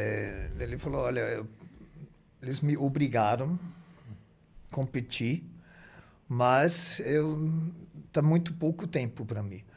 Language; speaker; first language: Portuguese; non-native, fluent; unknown